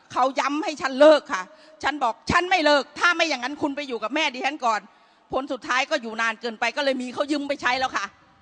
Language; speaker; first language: Thai; native; Thai